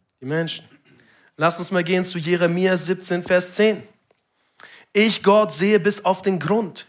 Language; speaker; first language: German; non-native, fluent; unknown